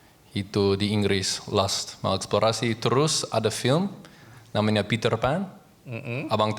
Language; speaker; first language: Indonesian; non-native, learner; English